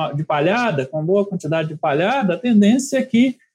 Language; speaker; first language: Portuguese; native; Portuguese